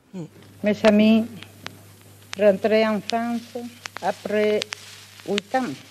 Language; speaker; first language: French; non-native, fluent; Spanish